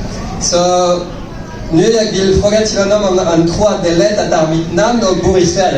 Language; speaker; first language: Swedish; non-native, learner; French